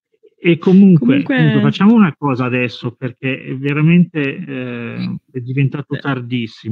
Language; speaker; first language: Italian; native; Italian